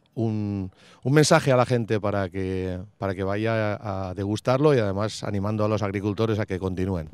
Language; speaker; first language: Spanish; non-native, local second language; Catalan